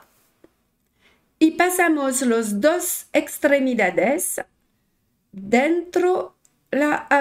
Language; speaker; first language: Spanish; non-native, learner; French